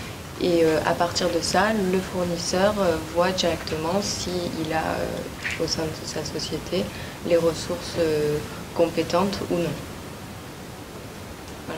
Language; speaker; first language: French; native; French